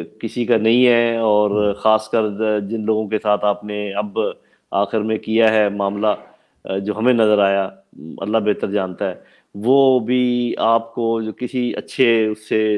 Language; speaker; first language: Urdu; non-native, local second language; Punjabi